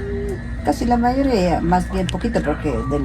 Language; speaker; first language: Spanish; native; Spanish